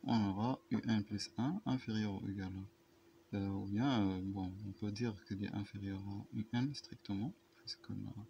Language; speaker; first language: French; non-native, local second language; Arabic